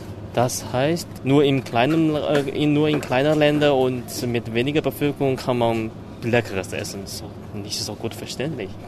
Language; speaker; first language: German; non-native, fluent; Chinese